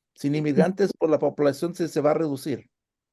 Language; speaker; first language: Spanish; early bilingual, heritage; Spanish